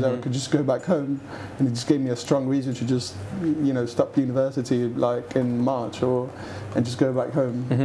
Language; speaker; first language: English; non-native, fluent; French